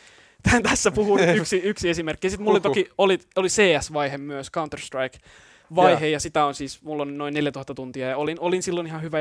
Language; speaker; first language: Finnish; native; Finnish